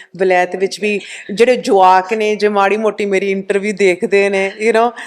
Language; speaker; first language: Punjabi; early bilingual, heritage; Punjabi